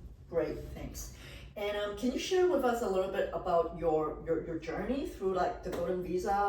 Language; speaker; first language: English; non-native, fluent; Portuguese